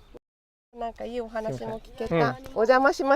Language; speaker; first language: Japanese; native; Japanese